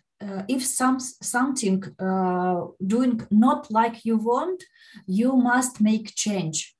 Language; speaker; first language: English; non-native, learner; Ukrainian